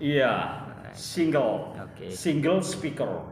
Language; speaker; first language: English; non-native, fluent; Indonesian